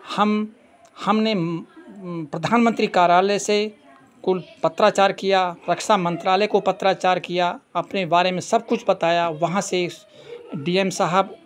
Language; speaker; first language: Hindi; native; Hindi